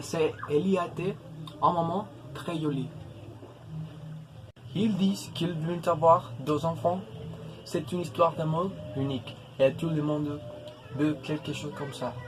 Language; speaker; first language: French; non-native, learner; Spanish